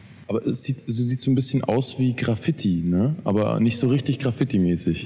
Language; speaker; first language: German; native; German